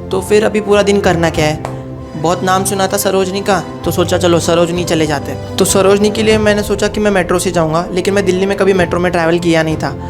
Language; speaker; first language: Hindi; non-native, local second language; Marathi